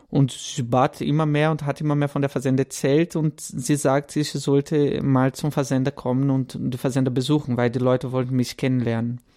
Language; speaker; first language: German; non-native, fluent; Portuguese